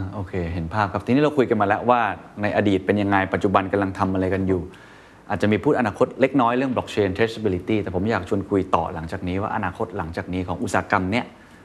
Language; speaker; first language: Thai; native; Thai